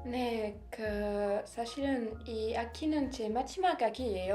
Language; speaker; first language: Korean; non-native, learner; French